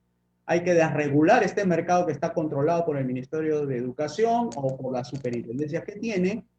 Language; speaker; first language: Spanish; native; Spanish